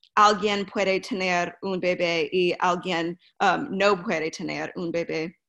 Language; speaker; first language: Spanish; non-native, learner; English